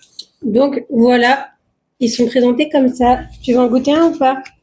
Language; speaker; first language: French; native; French